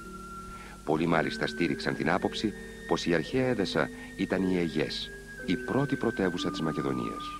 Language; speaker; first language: Greek; native; Greek